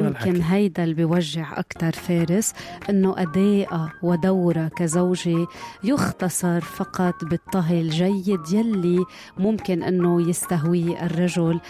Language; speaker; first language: Arabic; native; Arabic